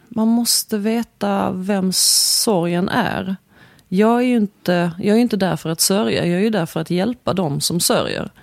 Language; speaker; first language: Swedish; early bilingual, other home language; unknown